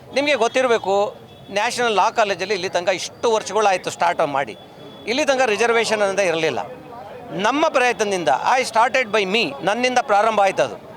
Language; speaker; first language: Kannada; native; Kannada